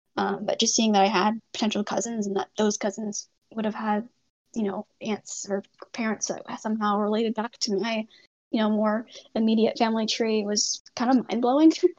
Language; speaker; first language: English; native; English